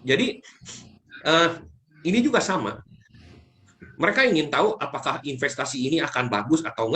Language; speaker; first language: Indonesian; native; Indonesian